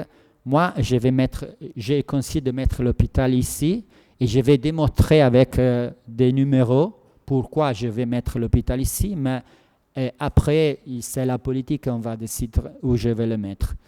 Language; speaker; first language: French; non-native, fluent; Italian